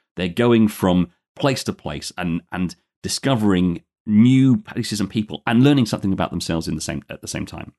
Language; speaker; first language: English; native; English